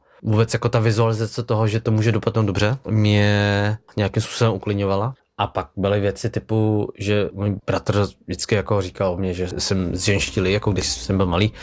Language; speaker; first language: Czech; early bilingual, other home language; Vietnamese